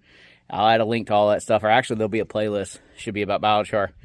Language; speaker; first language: English; native; English